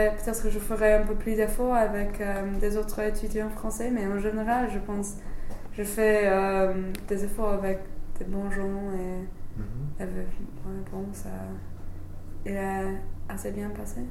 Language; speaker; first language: French; non-native, fluent; English